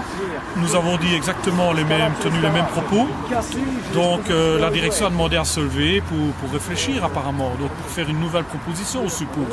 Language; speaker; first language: French; native; French